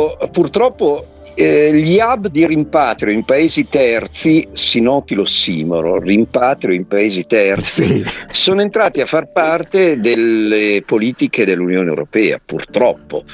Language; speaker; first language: Italian; native; Italian